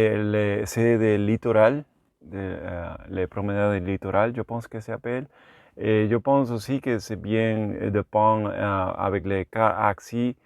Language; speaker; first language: French; non-native, learner; Spanish